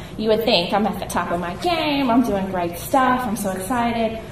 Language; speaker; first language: English; native; English